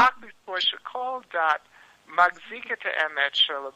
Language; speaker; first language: Hebrew; non-native, learner; English